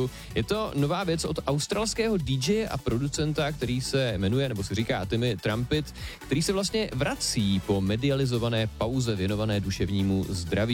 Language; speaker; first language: Czech; native; Czech